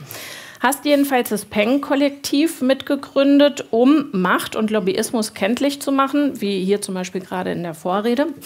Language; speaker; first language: German; native; German